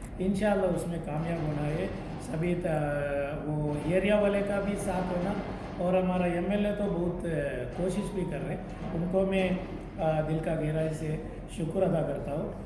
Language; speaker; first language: Urdu; non-native, local second language; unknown